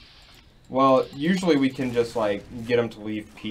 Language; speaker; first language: English; native; English